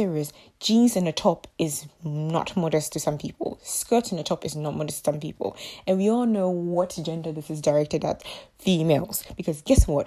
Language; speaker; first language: English; non-native, local second language; Akan